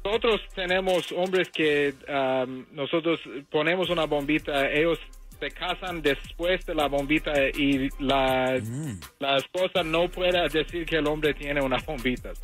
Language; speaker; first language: Spanish; early bilingual, heritage; English